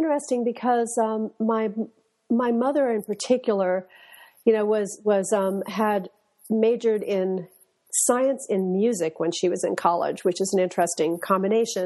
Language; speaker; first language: English; native; English